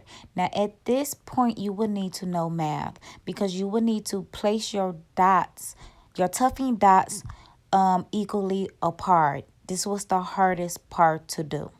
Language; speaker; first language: English; native; English